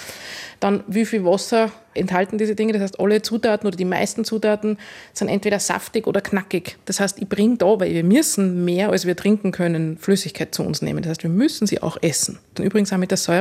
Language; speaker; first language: German; native; German